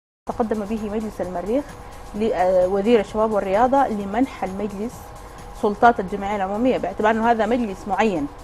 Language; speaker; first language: Arabic; native; Arabic